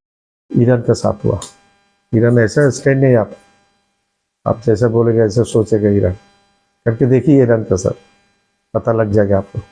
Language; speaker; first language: Hindi; non-native, learner; Bangla